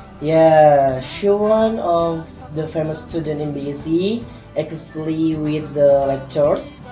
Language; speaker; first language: English; non-native, learner; Indonesian